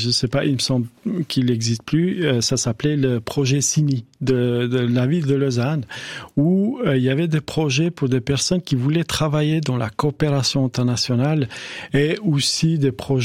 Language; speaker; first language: French; non-native, fluent; Albanian